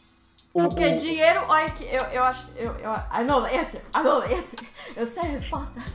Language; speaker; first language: Portuguese; early bilingual, heritage; Portuguese